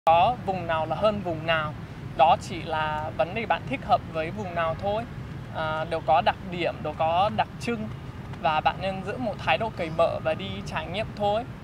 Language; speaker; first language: Vietnamese; non-native, fluent; English